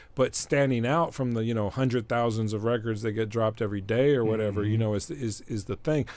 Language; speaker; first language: English; native; English